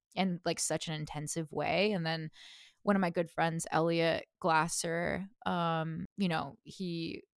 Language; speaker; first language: English; native; English